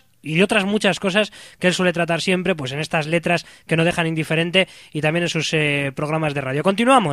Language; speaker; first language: Spanish; native; Spanish